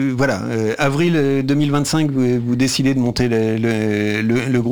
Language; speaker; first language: French; native; French